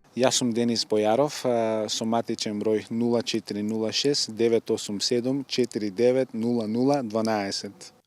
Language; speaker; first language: Macedonian; non-native, local second language; Turkish